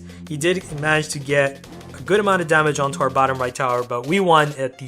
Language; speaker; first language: English; native; English